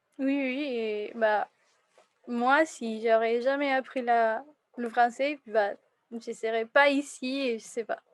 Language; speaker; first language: French; non-native, fluent; Spanish